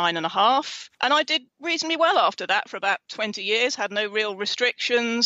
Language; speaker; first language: English; native; English